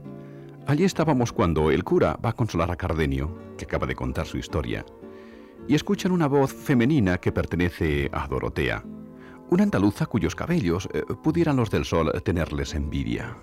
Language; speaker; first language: Spanish; native; Spanish